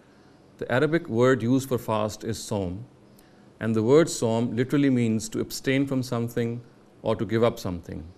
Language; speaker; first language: English; non-native, local second language; Urdu